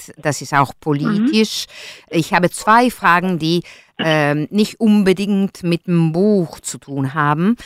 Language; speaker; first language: German; non-native, fluent; Italian